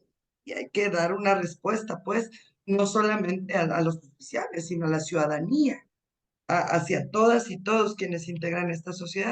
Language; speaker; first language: Spanish; native; Spanish